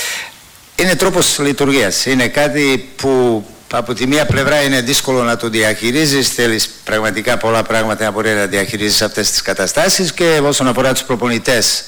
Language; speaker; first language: Greek; non-native, fluent; Serbian